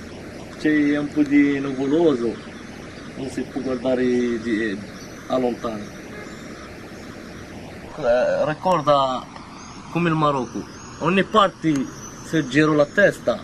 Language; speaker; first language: Italian; non-native, learner; Arabic